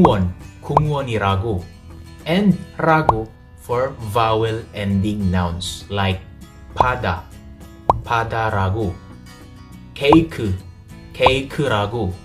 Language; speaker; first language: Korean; non-native, fluent; Filipino